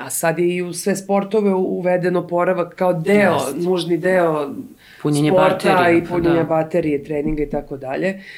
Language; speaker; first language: Serbian; native; Serbian